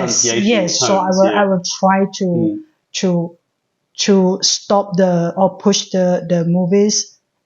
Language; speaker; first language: English; non-native, learner; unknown